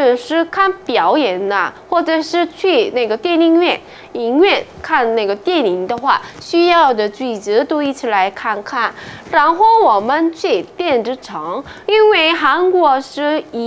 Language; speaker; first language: Chinese; non-native, fluent; Korean